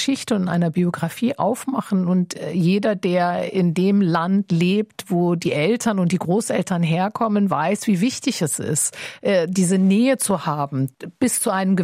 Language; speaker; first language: German; native; German